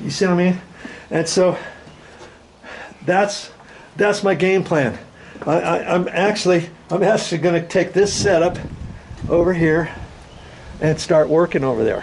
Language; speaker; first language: English; native; English